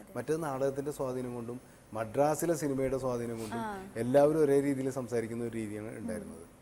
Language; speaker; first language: Malayalam; native; Malayalam